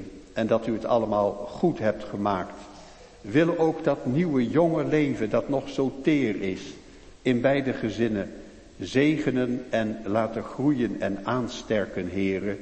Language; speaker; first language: Dutch; native; Dutch